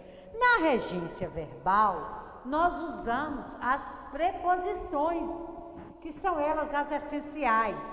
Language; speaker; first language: Portuguese; native; Portuguese